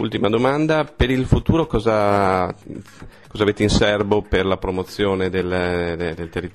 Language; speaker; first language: Italian; native; Italian